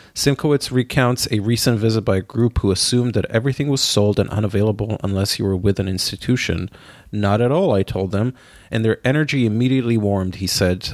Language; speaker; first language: English; non-native, fluent; Hebrew